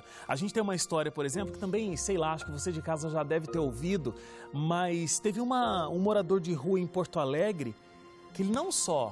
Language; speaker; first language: Portuguese; native; Portuguese